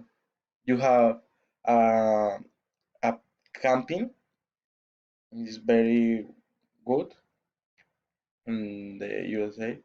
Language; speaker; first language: English; non-native, learner; Spanish